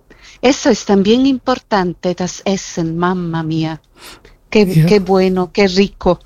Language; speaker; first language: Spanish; non-native, fluent; German